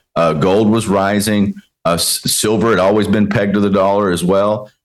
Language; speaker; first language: English; native; English